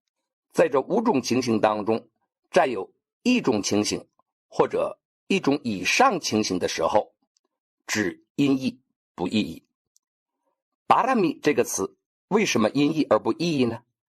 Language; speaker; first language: Chinese; native; Chinese